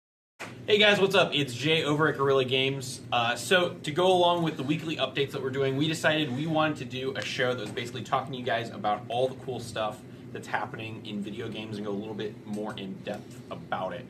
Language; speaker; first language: English; native; English